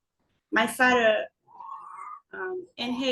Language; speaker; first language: English; non-native, learner; Haitian Creole